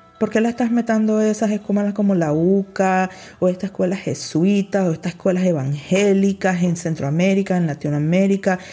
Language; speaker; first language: Spanish; early bilingual, heritage; Spanish